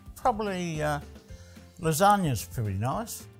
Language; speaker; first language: English; early bilingual, other home language; Italian